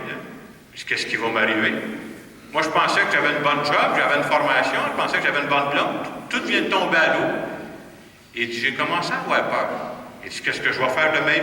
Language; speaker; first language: French; native; French